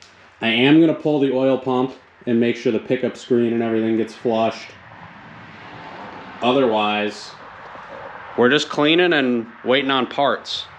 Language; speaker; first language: English; native; English